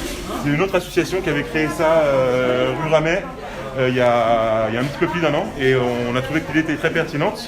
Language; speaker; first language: French; native; French